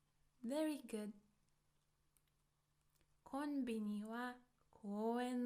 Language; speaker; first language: Japanese; non-native, fluent; English